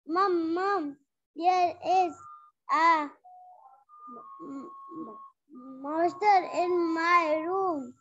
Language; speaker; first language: English; non-native, learner; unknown